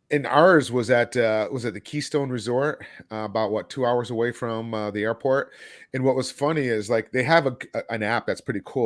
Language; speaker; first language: English; native; English